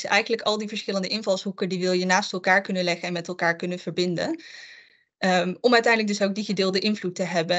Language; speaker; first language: Dutch; native; Dutch